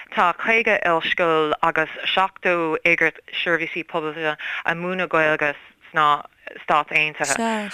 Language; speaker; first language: Irish; non-native, learner; English